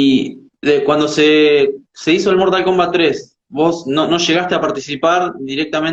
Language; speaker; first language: Spanish; native; Spanish